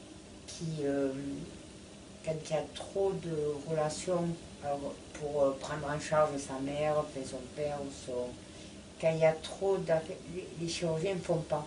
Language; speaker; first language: French; native; French